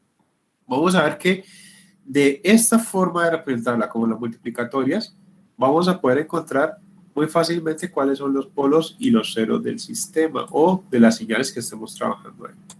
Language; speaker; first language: Spanish; native; Spanish